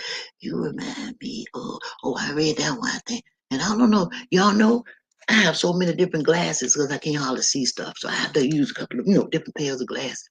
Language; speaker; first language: English; native; English